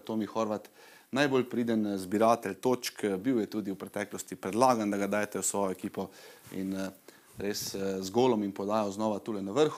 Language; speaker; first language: Slovenian; native; Slovenian